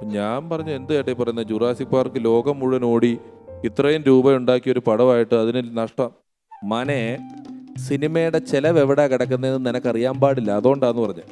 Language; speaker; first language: Malayalam; native; Malayalam